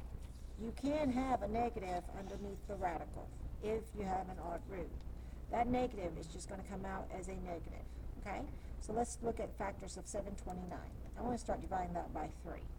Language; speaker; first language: English; native; English